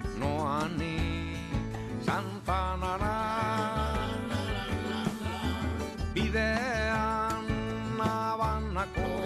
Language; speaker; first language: Basque; native; Basque